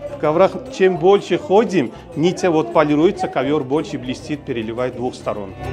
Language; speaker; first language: Russian; non-native, local second language; Tajik